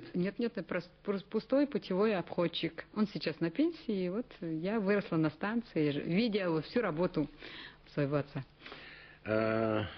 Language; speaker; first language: Russian; non-native, local second language; Kazakh